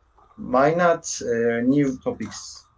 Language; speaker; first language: English; non-native, learner; Turkish